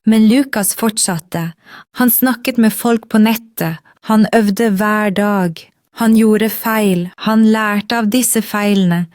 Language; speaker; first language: Norwegian; non-native, fluent; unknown